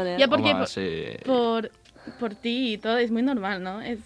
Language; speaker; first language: Spanish; early bilingual, heritage; English